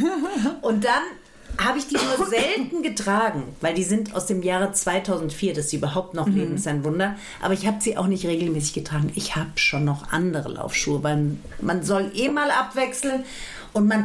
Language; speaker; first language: German; native; German